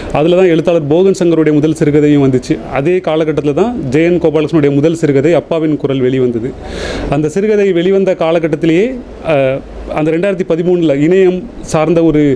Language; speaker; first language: Tamil; native; Tamil